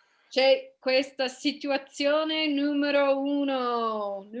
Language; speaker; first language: Italian; non-native, fluent; English